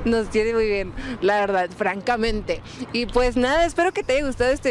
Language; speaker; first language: Spanish; native; Spanish